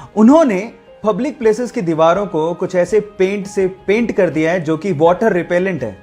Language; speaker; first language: Hindi; native; Hindi